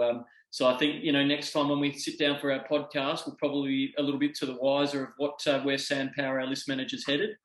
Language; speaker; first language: English; native; English